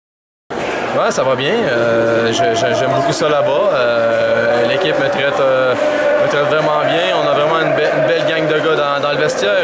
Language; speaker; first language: French; native; French